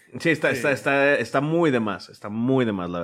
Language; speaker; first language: Spanish; native; Spanish